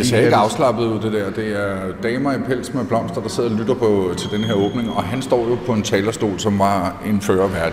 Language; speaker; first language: Danish; native; Danish